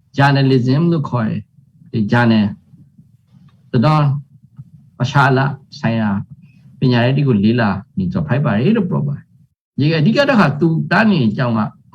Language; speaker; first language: Burmese; native; Burmese